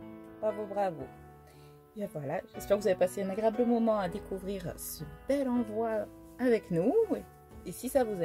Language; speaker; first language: French; native; French